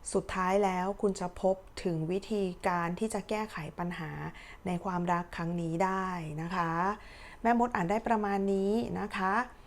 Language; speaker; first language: Thai; native; Thai